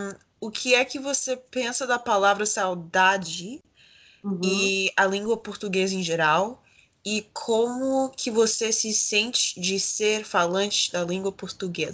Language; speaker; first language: Portuguese; early bilingual, heritage; Portuguese